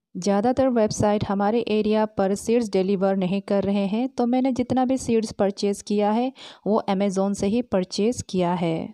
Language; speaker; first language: Hindi; native; Hindi